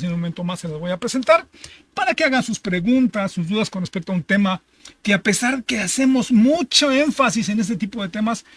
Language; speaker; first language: Spanish; native; Spanish